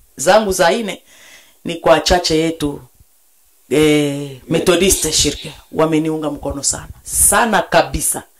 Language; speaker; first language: Swahili; native; Swahili